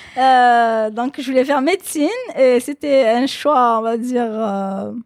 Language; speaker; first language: French; non-native, local second language; Kabyle